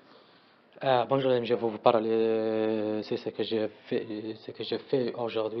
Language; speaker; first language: French; non-native, learner; Arabic